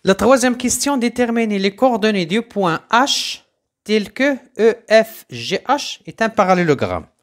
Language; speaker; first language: French; non-native, local second language; Arabic